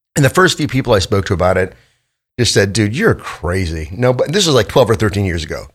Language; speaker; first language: English; native; English